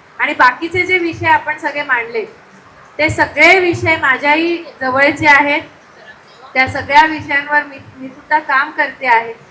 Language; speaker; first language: Marathi; native; Marathi